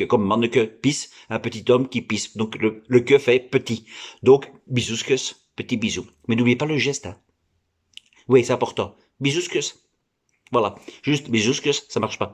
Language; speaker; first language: French; native; French